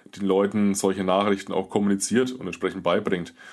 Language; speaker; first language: German; native; German